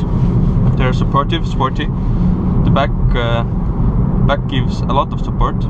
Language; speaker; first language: English; non-native, fluent; Estonian